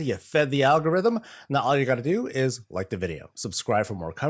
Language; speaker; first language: English; native; English